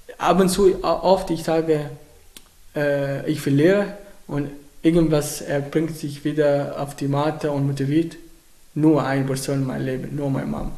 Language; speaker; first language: German; non-native, learner; Arabic